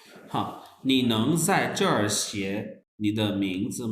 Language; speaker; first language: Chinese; non-native, fluent; Urdu